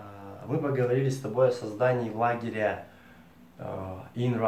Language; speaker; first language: Russian; native; Russian